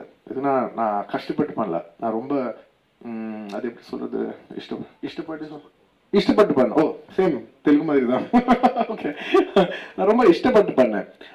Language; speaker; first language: Tamil; non-native, local second language; Telugu